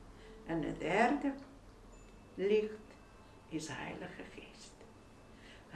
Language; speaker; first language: Dutch; non-native, fluent; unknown